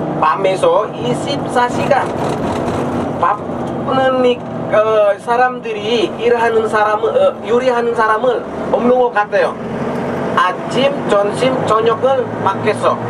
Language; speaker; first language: Korean; non-native, learner; Indonesian